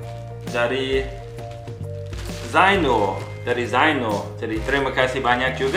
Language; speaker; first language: Indonesian; non-native, fluent; English